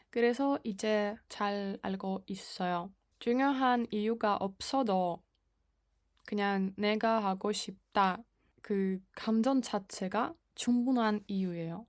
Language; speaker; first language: Korean; non-native, fluent; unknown